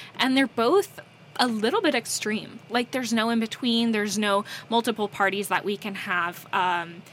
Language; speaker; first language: English; native; English